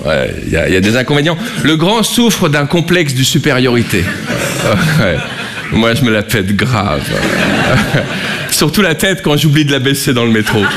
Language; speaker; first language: French; native; French